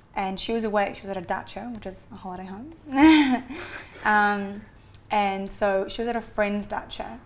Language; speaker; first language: English; native; English